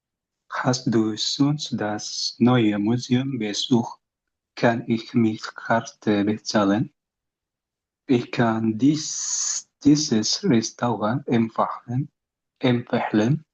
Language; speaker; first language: German; non-native, learner; Indonesian